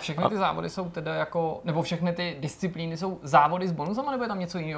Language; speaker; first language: Czech; native; Czech